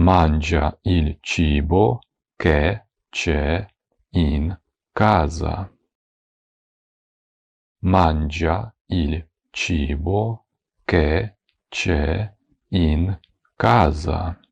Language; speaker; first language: Italian; non-native, fluent; Ukrainian